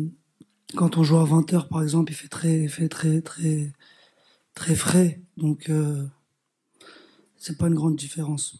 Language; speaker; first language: French; early bilingual, other home language; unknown